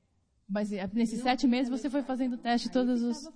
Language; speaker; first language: Portuguese; native; Portuguese